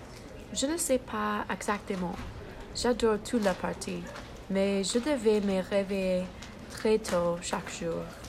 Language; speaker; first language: French; non-native, learner; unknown